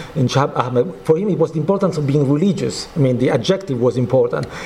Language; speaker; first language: English; non-native, fluent; Italian